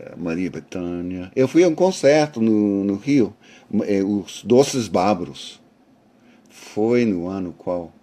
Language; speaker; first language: Portuguese; non-native, fluent; English